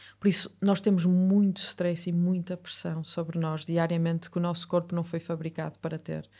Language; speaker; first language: Portuguese; native; Portuguese